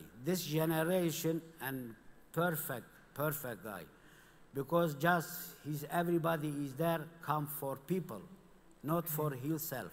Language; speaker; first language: English; non-native, learner; Kurdish